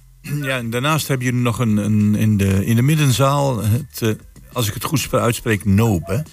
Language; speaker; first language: Dutch; native; Dutch